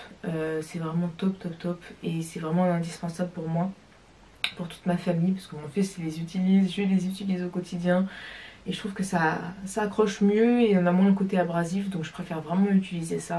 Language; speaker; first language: French; native; French